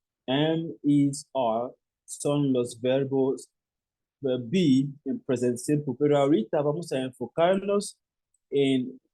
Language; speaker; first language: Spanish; non-native, fluent; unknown